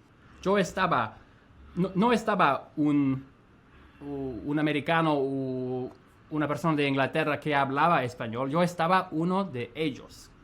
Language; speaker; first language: Spanish; non-native, fluent; English